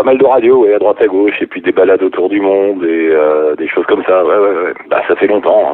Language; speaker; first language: French; native; French